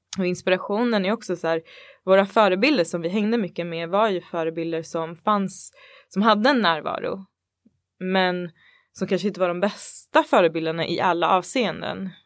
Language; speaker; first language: Swedish; early bilingual, other home language; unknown